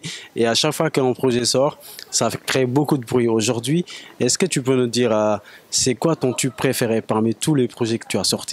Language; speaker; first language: French; non-native, local second language; Wolof